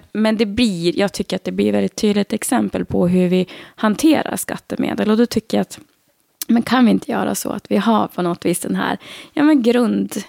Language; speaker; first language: Swedish; native; Swedish